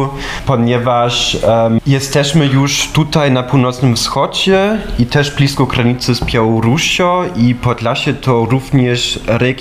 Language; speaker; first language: Polish; non-native, fluent; German